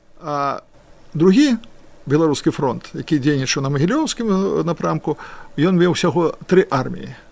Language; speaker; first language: Belarusian; non-native, local second language; Russian